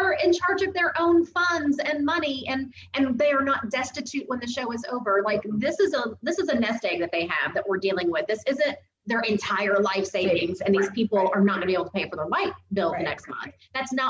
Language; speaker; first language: English; native; English